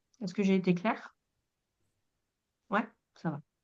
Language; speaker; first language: French; native; French